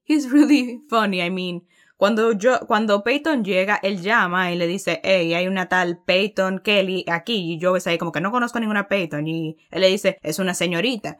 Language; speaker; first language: Spanish; early bilingual, heritage; Spanish